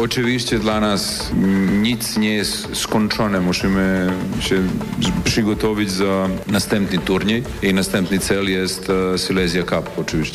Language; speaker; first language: Polish; non-native, fluent; Serbian